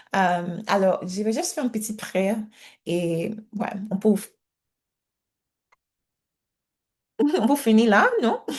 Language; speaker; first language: French; non-native, learner; English